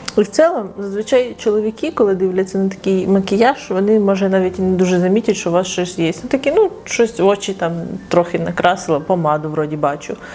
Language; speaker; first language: Ukrainian; non-native, local second language; Russian